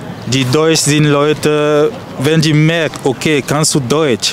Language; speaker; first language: German; non-native, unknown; French